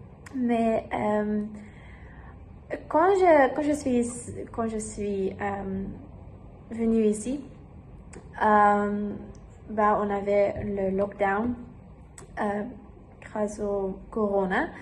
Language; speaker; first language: French; non-native, learner; German